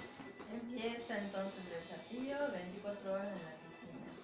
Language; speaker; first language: Spanish; native; Spanish